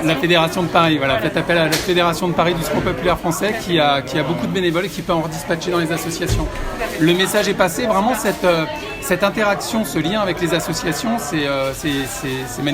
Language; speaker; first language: French; native; French